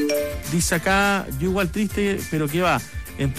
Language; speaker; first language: Spanish; native; Spanish